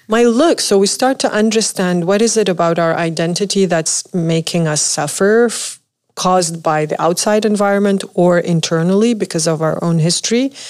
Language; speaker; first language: English; non-native, fluent; Arabic